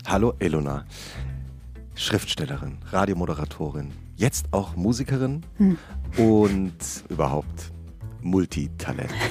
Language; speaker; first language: German; native; German